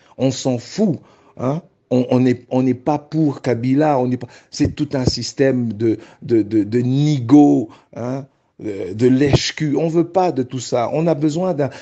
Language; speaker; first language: French; non-native, local second language; Luba-Lulua